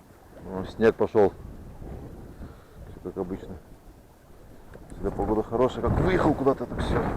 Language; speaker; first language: Russian; native; Russian